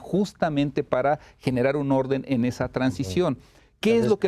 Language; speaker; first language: Spanish; native; Spanish